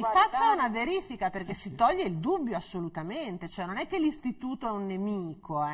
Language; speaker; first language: Italian; native; Italian